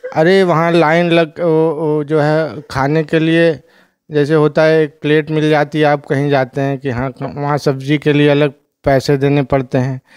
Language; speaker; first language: Hindi; native; Hindi